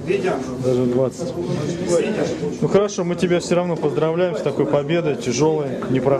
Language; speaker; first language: Russian; native; Russian